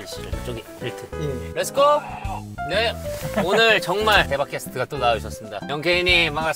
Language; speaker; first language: Korean; native; Korean